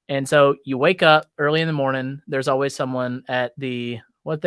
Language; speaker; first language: English; native; English